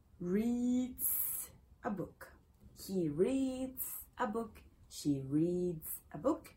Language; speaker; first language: English; non-native, learner; Spanish